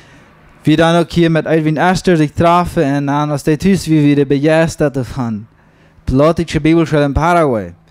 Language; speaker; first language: German; non-native, learner; Plautdietsch